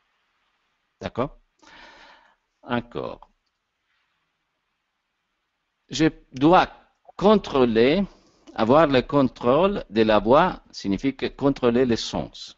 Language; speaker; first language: French; non-native, learner; Italian